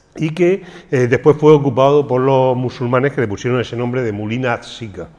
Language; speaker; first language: Spanish; native; Spanish